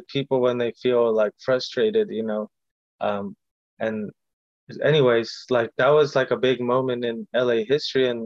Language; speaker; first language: English; early bilingual, other home language; Spanish